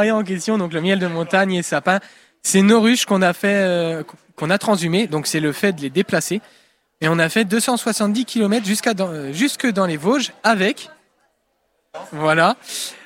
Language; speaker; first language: French; native; French